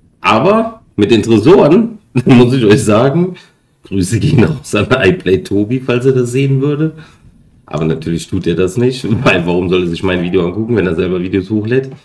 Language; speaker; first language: German; native; German